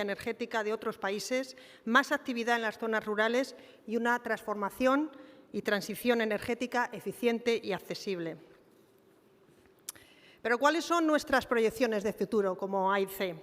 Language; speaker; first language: Spanish; native; Spanish